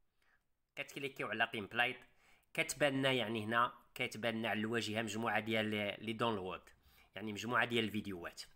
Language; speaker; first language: Arabic; native; Arabic